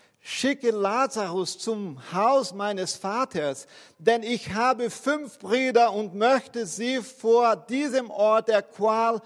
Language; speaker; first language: German; non-native, fluent; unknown